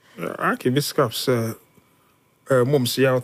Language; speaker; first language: Latvian; non-native, learner; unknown